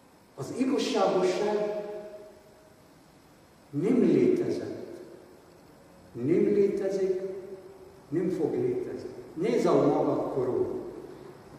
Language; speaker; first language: Hungarian; non-native, fluent; Arabic